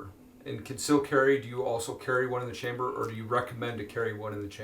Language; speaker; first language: English; native; English